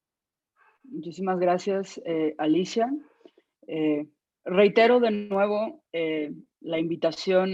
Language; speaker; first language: Spanish; native; Spanish